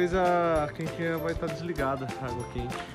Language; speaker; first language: Portuguese; native; Portuguese